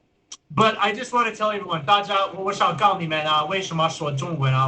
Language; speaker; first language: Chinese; non-native, learner; English